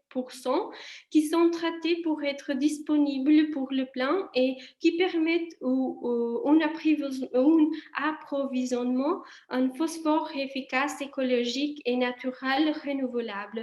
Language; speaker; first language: French; non-native, fluent; Italian